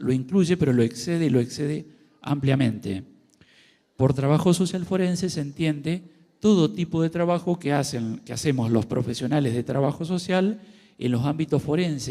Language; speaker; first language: Spanish; native; Spanish